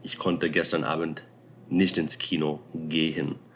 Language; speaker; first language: German; non-native, fluent; English